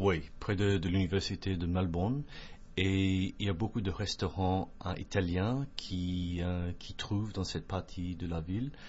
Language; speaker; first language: French; non-native, fluent; English